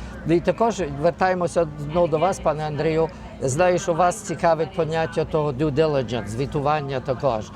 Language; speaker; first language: Ukrainian; early bilingual, heritage; Ukrainian